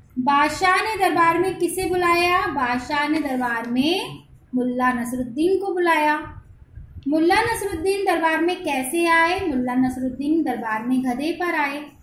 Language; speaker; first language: Hindi; native; Hindi